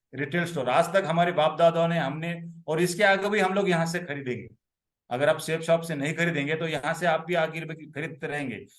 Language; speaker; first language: Hindi; non-native, local second language; Marathi